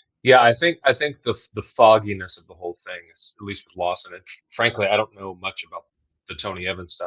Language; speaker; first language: English; native; English